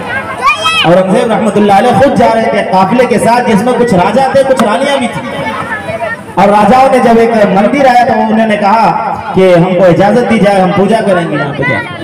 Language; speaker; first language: Urdu; native; Urdu